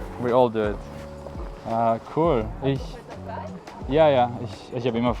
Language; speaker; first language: German; native; German